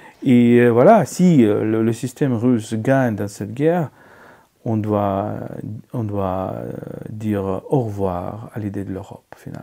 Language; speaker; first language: French; non-native, fluent; Ukrainian